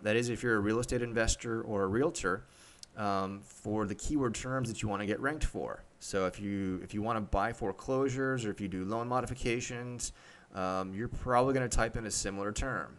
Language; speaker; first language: English; native; English